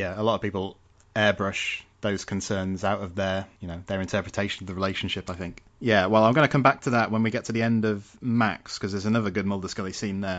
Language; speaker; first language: English; native; English